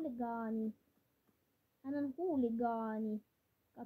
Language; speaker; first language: Finnish; non-native, learner; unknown